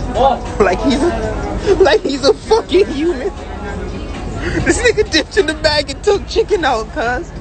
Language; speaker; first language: English; native; English